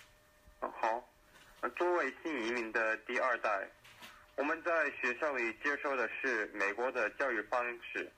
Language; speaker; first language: Chinese; early bilingual, heritage; Chinese